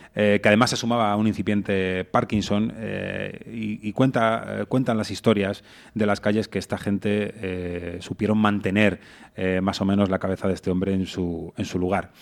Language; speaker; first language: Spanish; native; Spanish